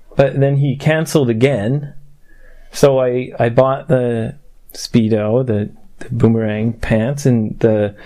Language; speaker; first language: English; native; English